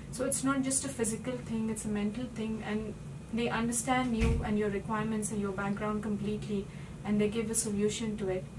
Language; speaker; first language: English; non-native, local second language; Hindi